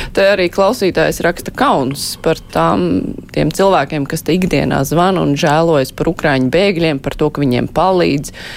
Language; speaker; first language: Latvian; native; Latvian